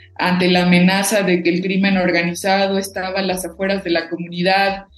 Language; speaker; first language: Spanish; non-native, local second language; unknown